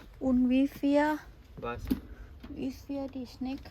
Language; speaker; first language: German; non-native, learner; Thai